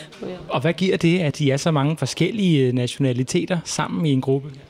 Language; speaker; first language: Danish; native; Danish